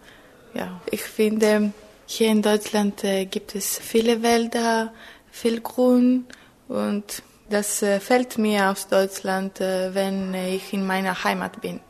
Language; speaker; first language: German; non-native, fluent; Greek